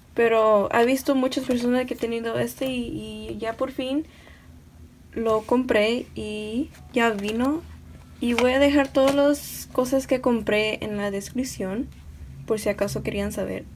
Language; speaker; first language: Spanish; early bilingual, other home language; English